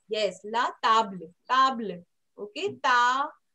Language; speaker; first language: English; non-native, local second language; Hindi